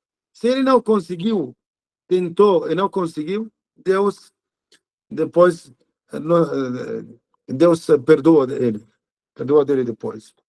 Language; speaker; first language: Portuguese; non-native, learner; Arabic